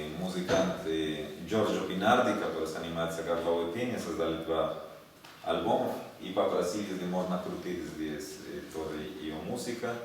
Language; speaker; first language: Russian; non-native, learner; Spanish